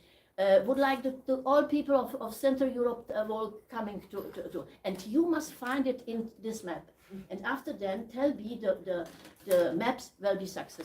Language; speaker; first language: English; non-native, learner; Czech